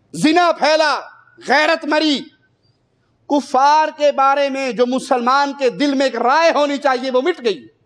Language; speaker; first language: Urdu; non-native, local second language; Punjabi